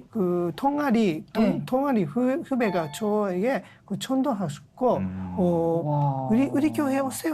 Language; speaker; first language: Korean; non-native, learner; Japanese